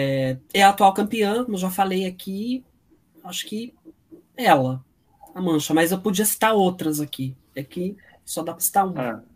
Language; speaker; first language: Portuguese; native; Portuguese